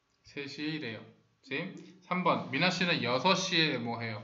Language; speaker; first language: Korean; non-native, fluent; Spanish